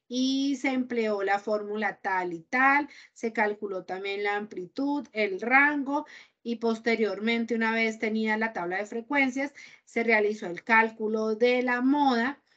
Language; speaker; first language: Spanish; native; Spanish